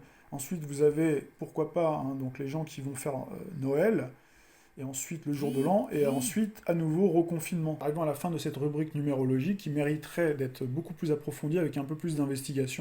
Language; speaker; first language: French; native; French